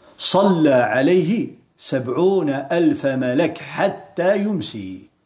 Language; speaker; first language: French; non-native, local second language; Arabic